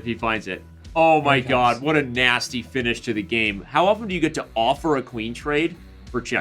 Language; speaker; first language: English; native; English